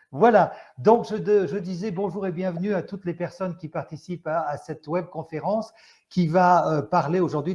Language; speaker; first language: French; native; French